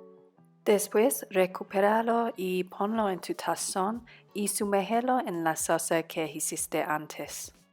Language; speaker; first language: Spanish; non-native, fluent; Cantonese